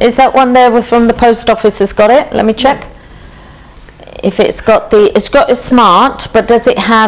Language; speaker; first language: English; native; English